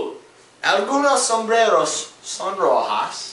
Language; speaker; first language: Spanish; non-native, learner; English